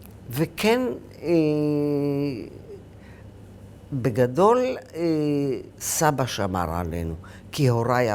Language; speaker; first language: Hebrew; early bilingual, other home language; Arabic